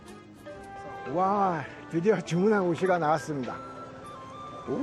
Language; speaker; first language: Korean; native; Korean